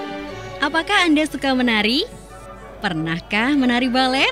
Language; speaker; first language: Indonesian; native; Indonesian